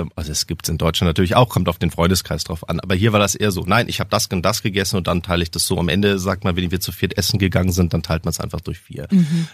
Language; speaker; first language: German; early bilingual, heritage; German